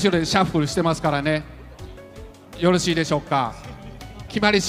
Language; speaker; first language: Japanese; native; Japanese